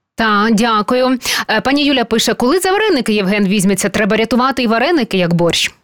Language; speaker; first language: Ukrainian; native; Ukrainian